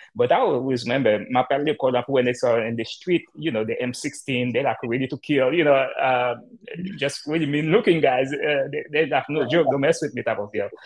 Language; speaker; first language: English; non-native, fluent; Haitian Creole